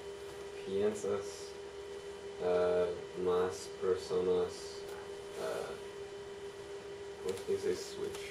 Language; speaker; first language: Spanish; non-native, learner; English